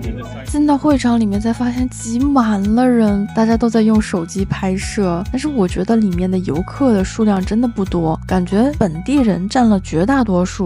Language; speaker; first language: Chinese; native; Chinese